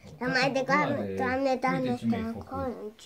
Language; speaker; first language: Romanian; early bilingual, heritage; Romanian